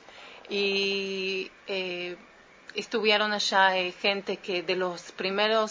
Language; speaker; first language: Spanish; early bilingual, heritage; Spanish